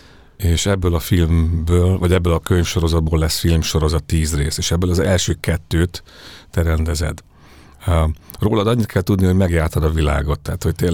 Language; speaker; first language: Hungarian; native; Hungarian